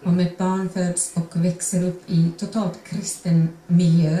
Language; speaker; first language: Swedish; non-native, fluent; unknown